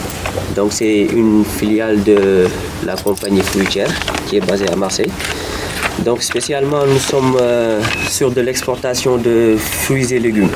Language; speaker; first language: French; non-native, local second language; Wolof